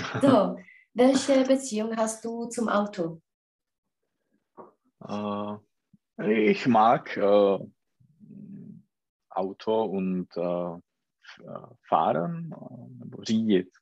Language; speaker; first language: German; non-native, learner; Czech